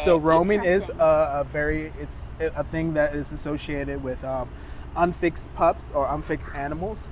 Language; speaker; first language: English; native; English